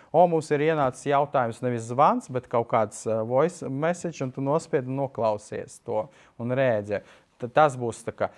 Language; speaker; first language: Latvian; non-native, local second language; Russian